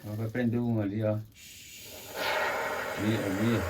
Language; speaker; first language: Portuguese; native; Portuguese